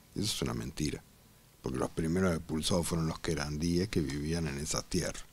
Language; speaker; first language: Spanish; native; Spanish